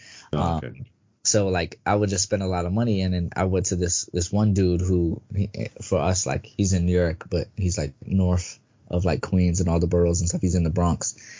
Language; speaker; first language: English; native; English